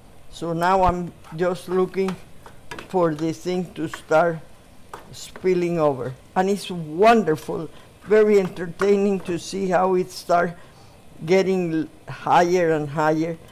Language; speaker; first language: English; non-native, fluent; Spanish